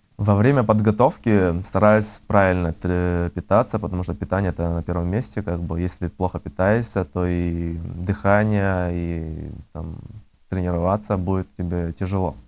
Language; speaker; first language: Russian; early bilingual, other home language; Azerbaijani